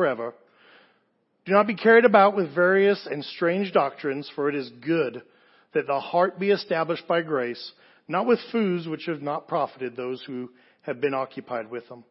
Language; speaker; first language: English; native; English